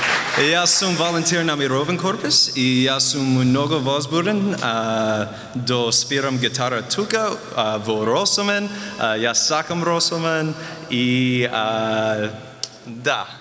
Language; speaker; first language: Macedonian; non-native, learner; English